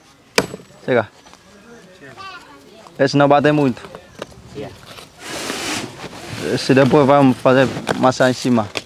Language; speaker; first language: Portuguese; non-native, learner; Vietnamese